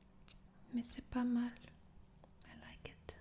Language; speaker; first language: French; non-native, fluent; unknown